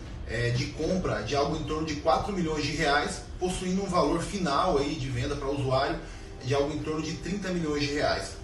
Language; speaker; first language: Portuguese; native; Portuguese